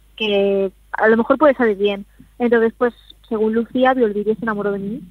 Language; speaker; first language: Spanish; native; Spanish